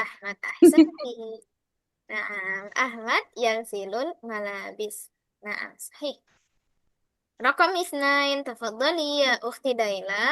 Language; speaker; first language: Arabic; non-native, fluent; Indonesian